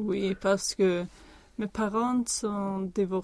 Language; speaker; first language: French; non-native, learner; Swedish